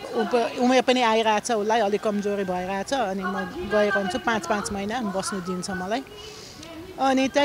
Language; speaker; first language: Nepali; early bilingual, other home language; German